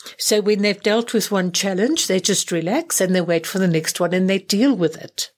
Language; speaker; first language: English; native; English